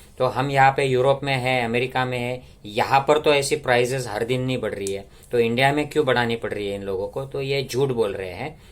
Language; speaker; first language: Hindi; non-native, local second language; Marathi